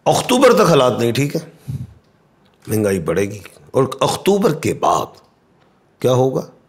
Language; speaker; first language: Urdu; non-native, local second language; Punjabi